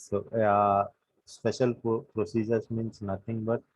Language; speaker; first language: English; non-native, local second language; Telugu